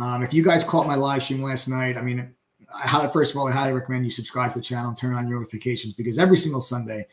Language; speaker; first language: English; native; English